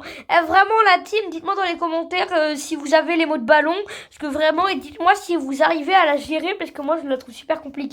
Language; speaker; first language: French; native; French